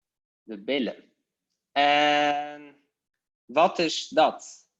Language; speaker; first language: Dutch; non-native, fluent; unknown